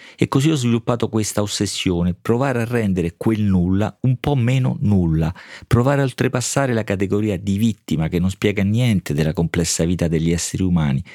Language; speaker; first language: Italian; native; Italian